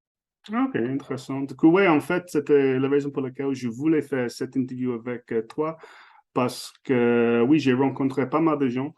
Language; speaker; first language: French; non-native, fluent; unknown